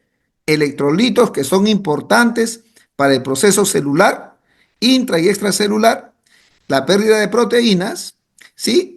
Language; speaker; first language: Spanish; native; Spanish